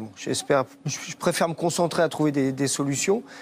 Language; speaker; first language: French; native; French